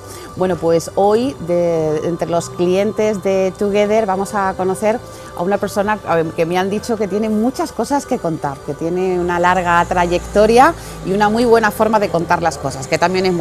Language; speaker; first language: Spanish; native; Spanish